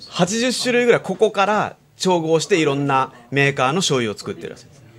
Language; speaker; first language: Japanese; native; Japanese